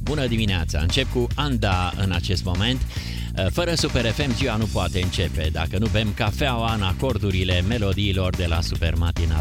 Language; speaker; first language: Romanian; native; Romanian